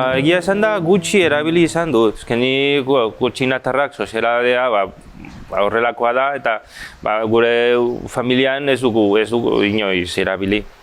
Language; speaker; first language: Basque; early bilingual, other home language; Chinese